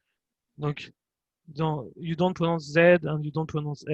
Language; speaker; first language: English; non-native, fluent; French